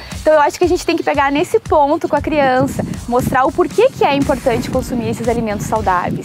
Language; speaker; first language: Portuguese; native; Portuguese